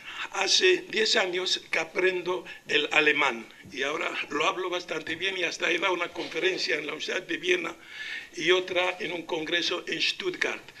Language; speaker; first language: Spanish; non-native, local second language; Arabic